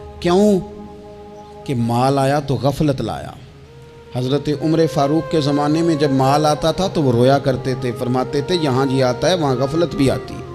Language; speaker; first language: Urdu; non-native, local second language; Punjabi